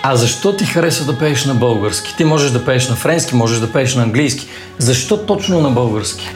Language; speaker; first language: Bulgarian; native; Bulgarian